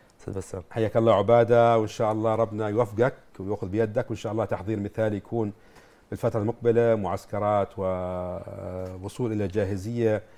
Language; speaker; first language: Arabic; native; Arabic